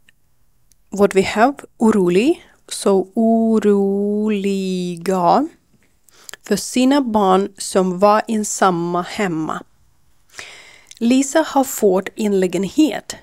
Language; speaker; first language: Swedish; non-native, learner; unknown